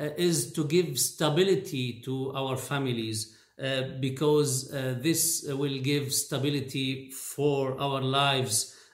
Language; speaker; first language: English; non-native, fluent; Arabic